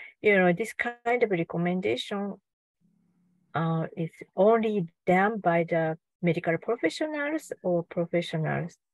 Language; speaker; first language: English; non-native, learner; Japanese